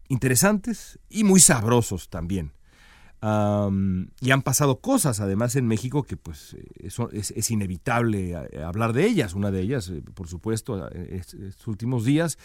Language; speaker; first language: Spanish; native; Spanish